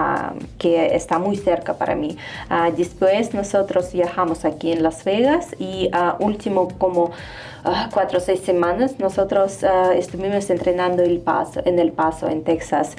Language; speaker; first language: Spanish; non-native, fluent; Russian